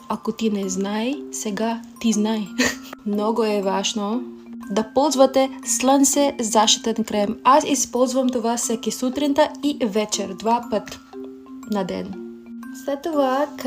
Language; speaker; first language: Bulgarian; non-native, learner; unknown